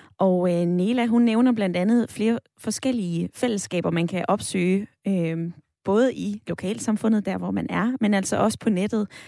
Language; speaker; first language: Danish; native; Danish